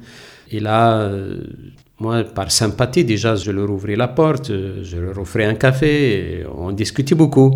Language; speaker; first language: French; non-native, local second language; Arabic